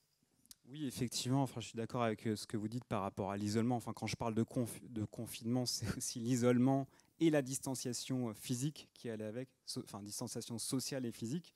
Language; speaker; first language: French; native; French